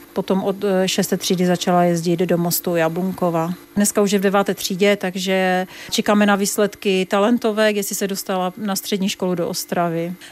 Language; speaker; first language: Czech; native; Czech